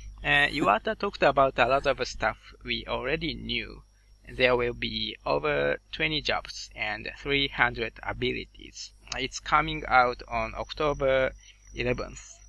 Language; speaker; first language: English; non-native, fluent; Japanese